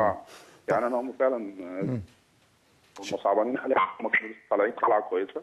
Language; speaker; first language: Arabic; native; Arabic